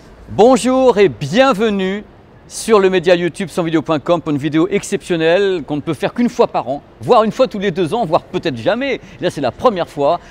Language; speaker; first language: French; native; French